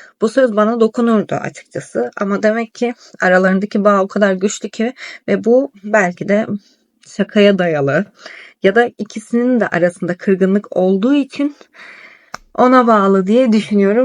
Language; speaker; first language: Turkish; native; Turkish